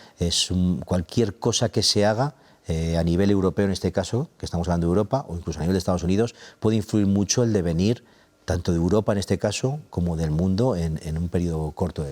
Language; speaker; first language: Spanish; native; Spanish